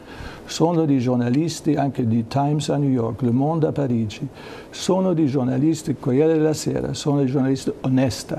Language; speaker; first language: Italian; non-native, learner; German